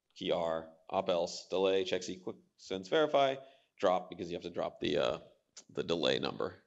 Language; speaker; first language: English; native; English